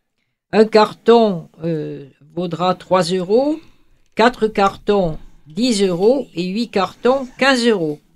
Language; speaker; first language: French; native; French